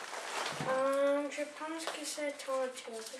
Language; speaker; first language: French; non-native, learner; English